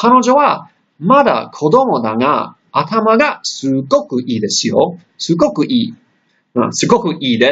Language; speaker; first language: Japanese; non-native, fluent; English